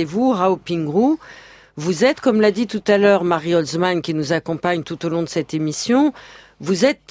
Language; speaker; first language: French; native; French